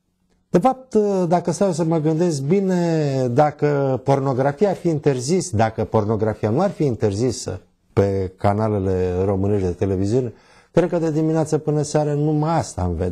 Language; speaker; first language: Romanian; native; Romanian